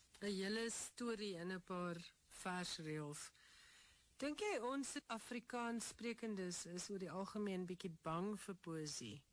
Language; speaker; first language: Afrikaans; native; Afrikaans